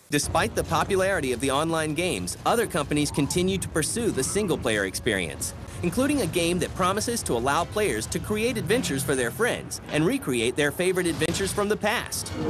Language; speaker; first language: English; native; English